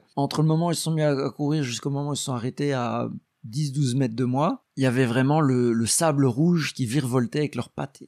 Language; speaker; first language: French; native; French